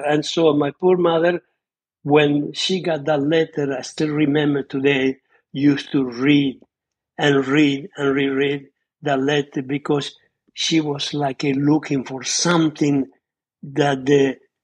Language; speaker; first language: English; non-native, fluent; Spanish